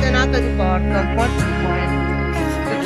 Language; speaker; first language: Italian; native; Italian